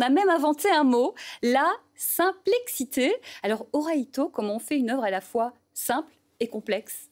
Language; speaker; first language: French; native; French